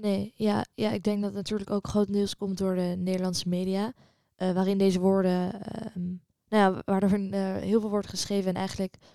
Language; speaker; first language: Dutch; native; Dutch